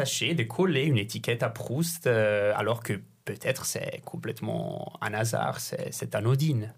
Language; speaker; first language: French; non-native, fluent; Italian